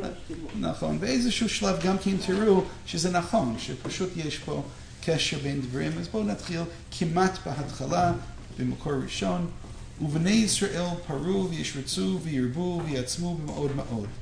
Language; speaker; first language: Hebrew; non-native, fluent; English